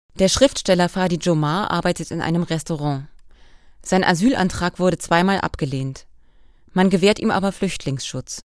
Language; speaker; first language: German; native; German